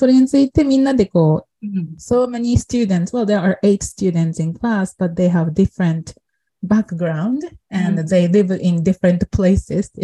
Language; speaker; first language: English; non-native, fluent; Japanese